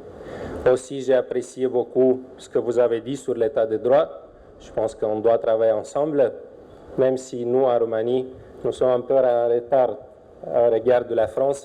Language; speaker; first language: French; non-native, fluent; Romanian